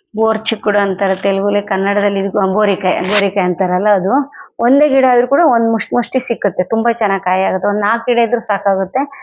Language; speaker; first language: Kannada; non-native, local second language; Telugu